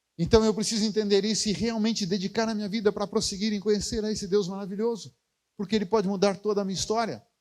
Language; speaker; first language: Portuguese; native; Portuguese